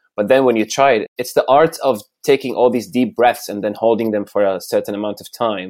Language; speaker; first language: English; non-native, fluent; Arabic